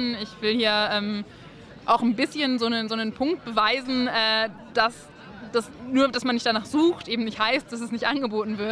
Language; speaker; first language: German; native; German